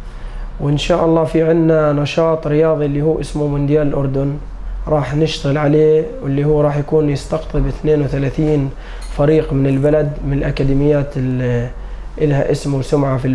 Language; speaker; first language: Arabic; native; Arabic